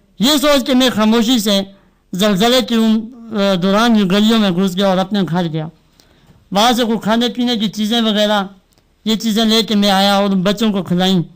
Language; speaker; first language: Urdu; non-native, local second language; Northern Hindko